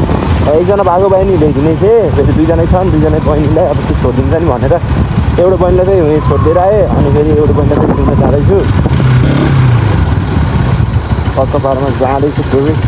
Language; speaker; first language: Nepali; native; Nepali